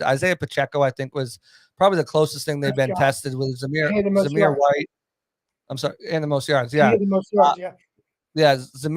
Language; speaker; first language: English; native; English